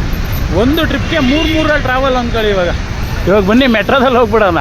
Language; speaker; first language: Kannada; native; Kannada